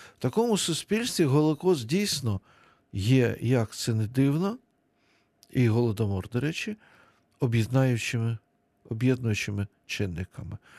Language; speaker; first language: Ukrainian; non-native, local second language; Russian